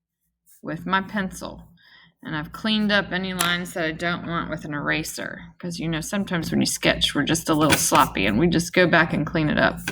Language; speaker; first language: English; native; English